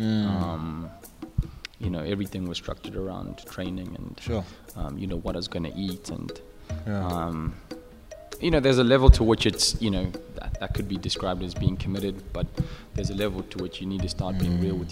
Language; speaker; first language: English; native; English